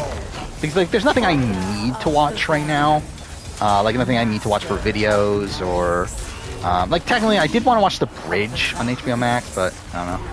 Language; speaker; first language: English; native; English